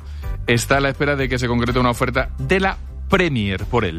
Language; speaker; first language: Spanish; native; Spanish